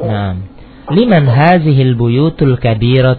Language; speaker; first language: Arabic; non-native, fluent; Indonesian